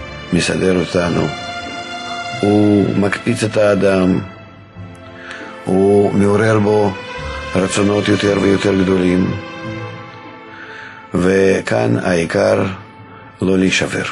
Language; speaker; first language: Hebrew; non-native, fluent; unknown